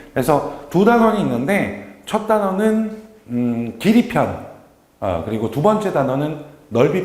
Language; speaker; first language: Korean; native; Korean